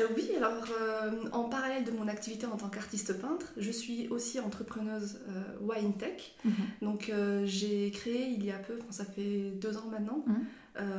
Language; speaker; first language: French; non-native, local second language; Arabic